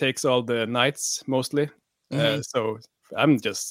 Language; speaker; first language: English; non-native, fluent; Swedish